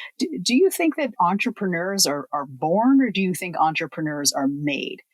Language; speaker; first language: English; native; English